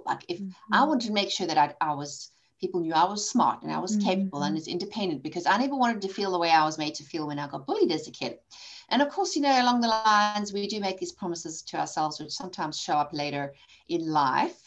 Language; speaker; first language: English; native; English